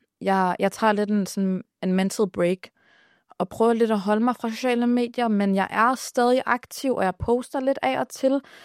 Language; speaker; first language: Danish; early bilingual, other home language; Arabic